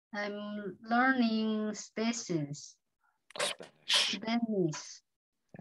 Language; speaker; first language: English; non-native, learner; Chinese